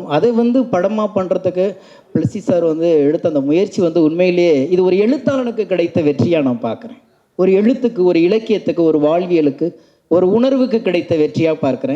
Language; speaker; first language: Tamil; native; Tamil